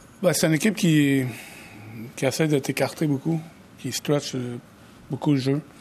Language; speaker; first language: French; native; French